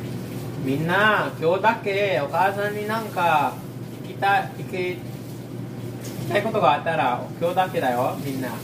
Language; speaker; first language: Japanese; non-native, fluent; Filipino